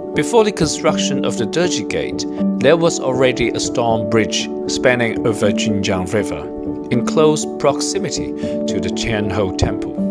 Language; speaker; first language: English; non-native, fluent; Uzbek